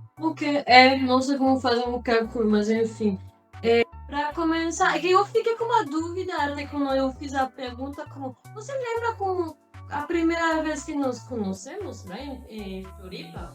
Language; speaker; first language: Portuguese; non-native, fluent; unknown